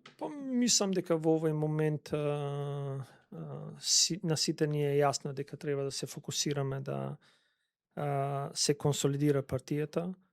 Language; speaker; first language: Macedonian; non-native, local second language; Albanian